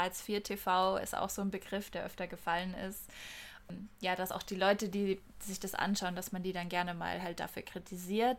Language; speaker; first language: German; native; German